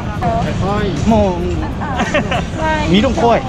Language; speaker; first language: Japanese; native; Japanese